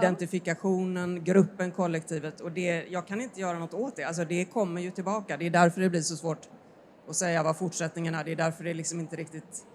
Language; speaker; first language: Swedish; native; Swedish